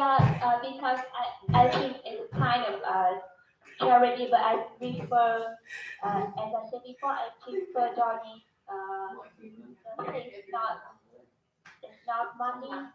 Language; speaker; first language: English; non-native, learner; Vietnamese